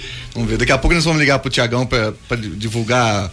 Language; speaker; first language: Portuguese; native; Portuguese